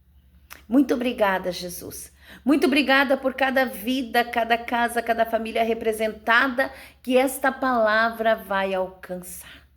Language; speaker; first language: Portuguese; native; Portuguese